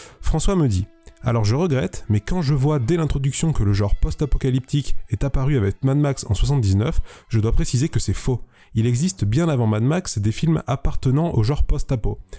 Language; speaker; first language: French; native; French